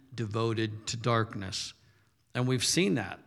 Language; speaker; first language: English; early bilingual, other home language; German